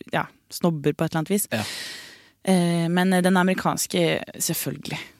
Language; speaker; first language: Norwegian; native; Norwegian